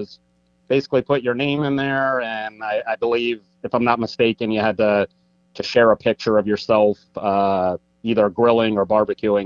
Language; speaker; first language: English; native; English